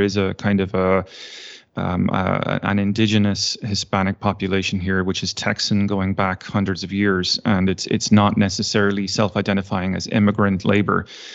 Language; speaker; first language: English; native; English